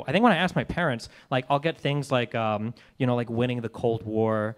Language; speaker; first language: English; native; English